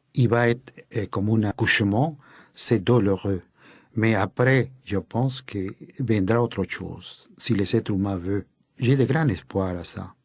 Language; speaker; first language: French; non-native, fluent; Spanish